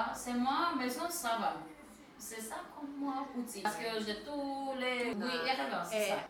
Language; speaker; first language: French; non-native, learner; Armenian